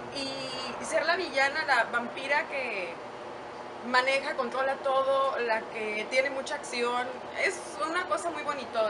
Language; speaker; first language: Spanish; native; Spanish